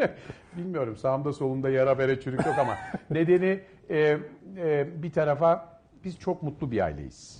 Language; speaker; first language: Turkish; native; Turkish